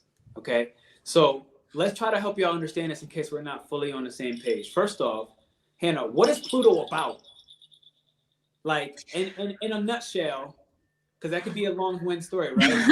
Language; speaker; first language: English; native; English